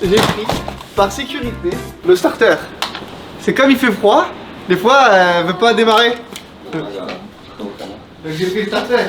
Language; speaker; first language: French; native; French